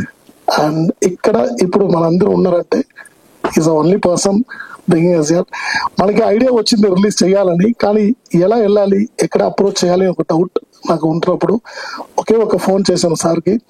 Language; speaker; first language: Telugu; non-native, learner; Tamil